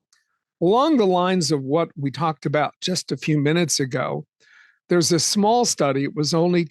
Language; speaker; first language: English; native; English